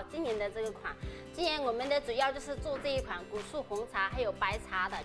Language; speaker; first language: Chinese; native; Chinese